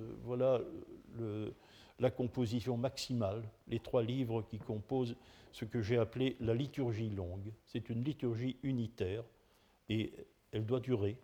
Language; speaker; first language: French; native; French